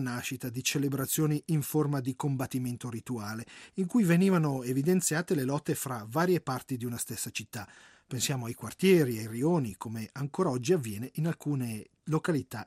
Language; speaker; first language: Italian; native; Italian